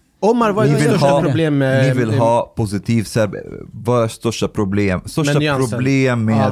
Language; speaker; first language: Swedish; early bilingual, other home language; Arabic